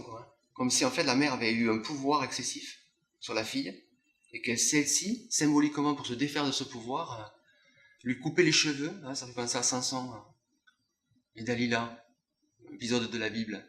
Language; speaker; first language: French; native; French